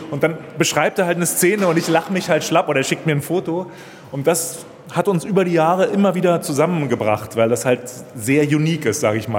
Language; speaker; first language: German; native; German